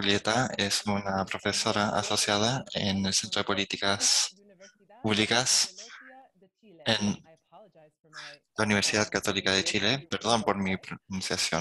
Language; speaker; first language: Spanish; non-native, fluent; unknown